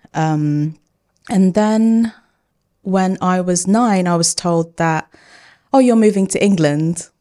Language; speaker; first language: English; early bilingual, other home language; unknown